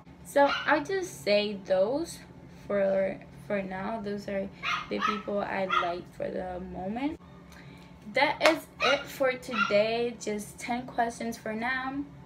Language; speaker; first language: English; early bilingual, other home language; Spanish